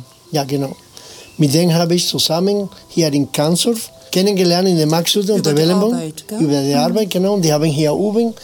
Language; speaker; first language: German; non-native, fluent; Spanish